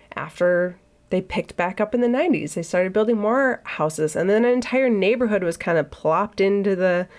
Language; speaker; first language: English; native; English